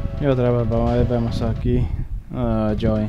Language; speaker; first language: Spanish; native; Spanish